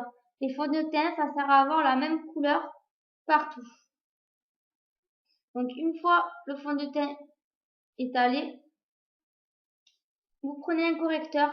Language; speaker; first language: French; native; French